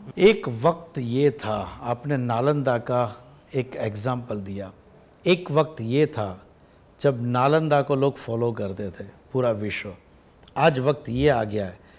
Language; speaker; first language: Hindi; non-native, local second language; Gujarati